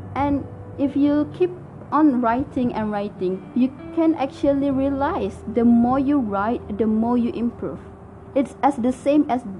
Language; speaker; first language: English; non-native, local second language; Malay